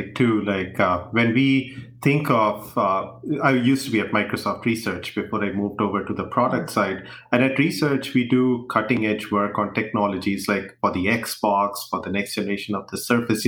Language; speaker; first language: English; non-native, local second language; Hindi